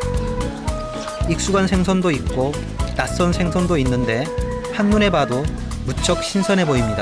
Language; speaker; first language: Korean; native; Korean